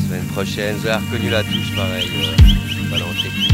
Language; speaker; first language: French; native; French